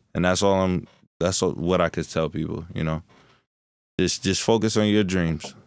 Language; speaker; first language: English; native; English